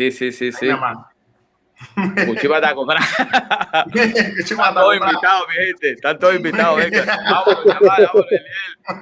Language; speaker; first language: Spanish; native; Spanish